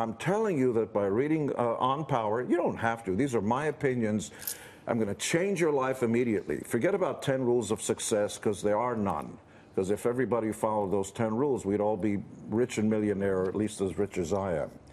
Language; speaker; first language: English; early bilingual, other home language; Hungarian